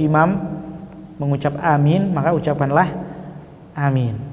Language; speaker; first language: Indonesian; native; Indonesian